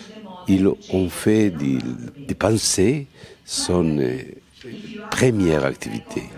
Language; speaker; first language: French; non-native, fluent; Spanish